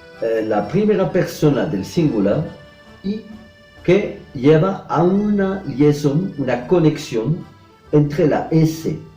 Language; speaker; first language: Spanish; non-native, fluent; French